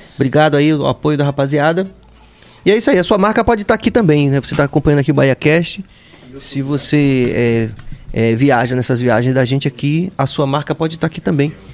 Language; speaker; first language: Portuguese; native; Portuguese